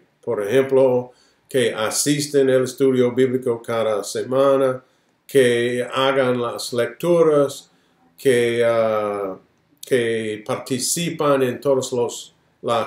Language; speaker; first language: Spanish; non-native, fluent; English